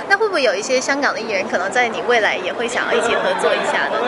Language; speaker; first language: Chinese; native; Chinese